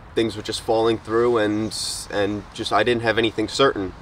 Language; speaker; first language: English; native; English